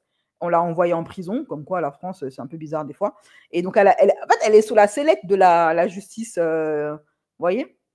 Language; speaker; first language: French; native; French